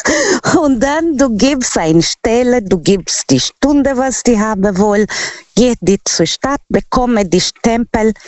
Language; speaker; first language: German; non-native, learner; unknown